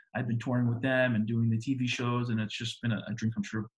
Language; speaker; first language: English; native; English